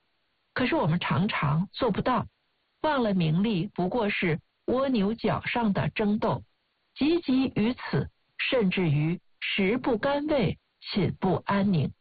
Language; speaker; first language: Chinese; native; Chinese